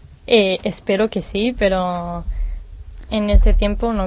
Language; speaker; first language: Spanish; non-native, learner; Hebrew